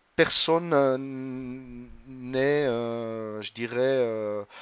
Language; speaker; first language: French; native; French